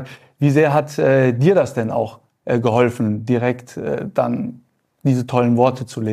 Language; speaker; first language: German; native; German